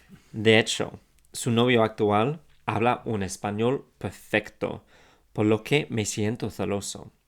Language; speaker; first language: Spanish; non-native, fluent; English